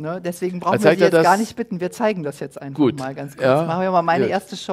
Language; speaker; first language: German; native; German